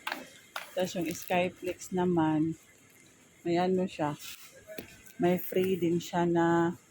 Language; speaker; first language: Filipino; native; Filipino